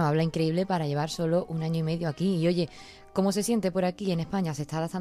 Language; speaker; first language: Spanish; native; Spanish